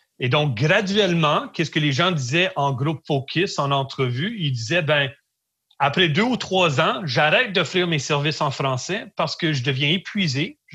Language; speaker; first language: French; native; French